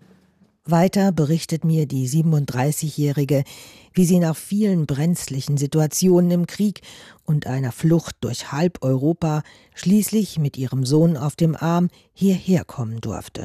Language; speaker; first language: German; native; German